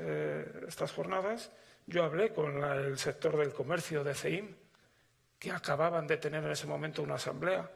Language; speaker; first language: Spanish; native; Spanish